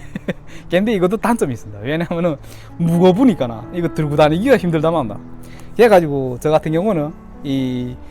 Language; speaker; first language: Korean; early bilingual, heritage; Korean